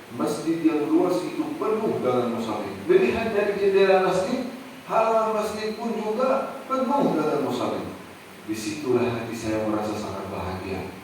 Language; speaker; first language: Indonesian; non-native, fluent; Arabic